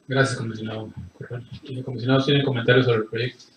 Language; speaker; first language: Spanish; native; Spanish